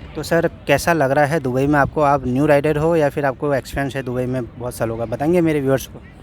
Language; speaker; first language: Hindi; native; Hindi